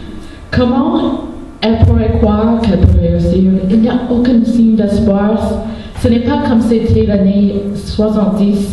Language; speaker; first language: French; non-native, local second language; English